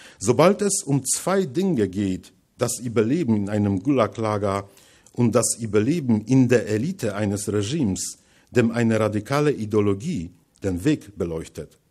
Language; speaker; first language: German; non-native, fluent; Polish